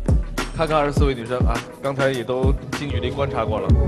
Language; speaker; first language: Chinese; native; Chinese